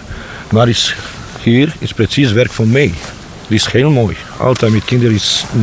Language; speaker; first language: Dutch; non-native, learner; Bosnian